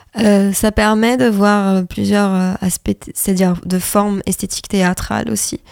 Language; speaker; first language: French; non-native, local second language; Arabic